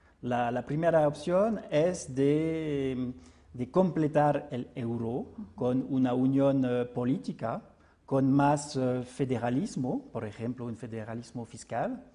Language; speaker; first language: Spanish; non-native, fluent; French